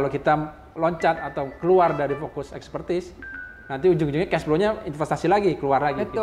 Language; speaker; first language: Indonesian; native; Indonesian